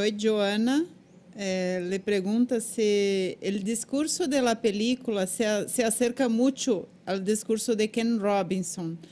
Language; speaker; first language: Spanish; non-native, learner; Portuguese